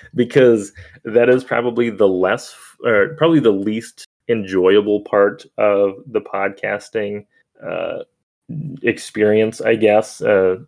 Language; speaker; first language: English; native; English